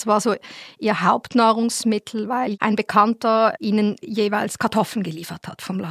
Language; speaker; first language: German; native; German